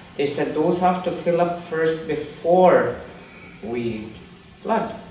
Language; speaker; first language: English; native; English